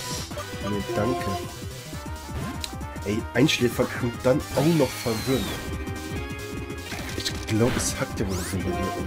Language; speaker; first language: German; native; German